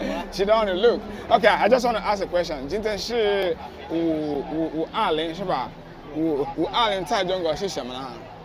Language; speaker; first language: English; non-native, local second language; Igbo